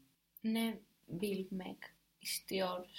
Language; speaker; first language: Turkish; non-native, learner; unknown